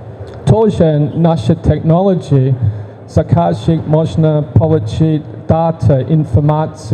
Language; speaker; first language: Russian; non-native, learner; English